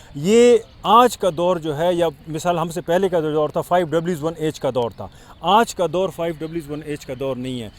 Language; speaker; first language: Urdu; non-native, local second language; Pashto